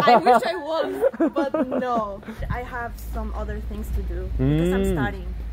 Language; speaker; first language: English; non-native, fluent; Spanish